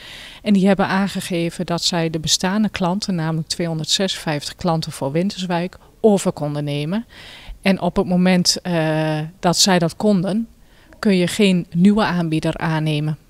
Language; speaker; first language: Dutch; native; Dutch